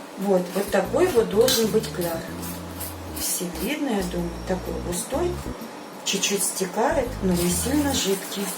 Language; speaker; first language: Russian; non-native, local second language; Ukrainian